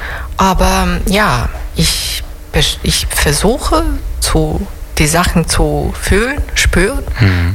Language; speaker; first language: German; non-native, fluent; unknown